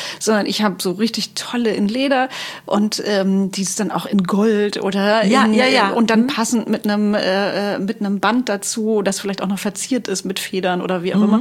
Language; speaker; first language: German; native; German